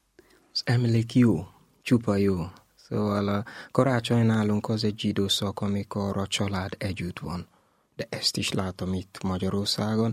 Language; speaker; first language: Hungarian; non-native, learner; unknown